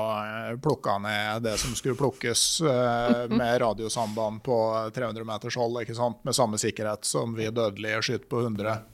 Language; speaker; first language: Norwegian; native; Norwegian